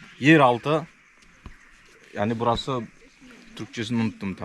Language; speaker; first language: Turkish; non-native, learner; Kazakh